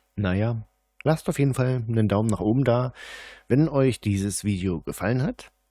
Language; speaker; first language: German; native; German